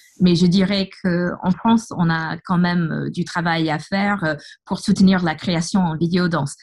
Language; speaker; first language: French; non-native, fluent; English